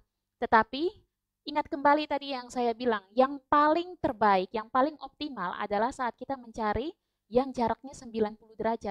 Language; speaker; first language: Indonesian; native; Indonesian